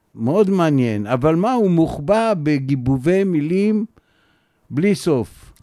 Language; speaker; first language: Hebrew; native; Hebrew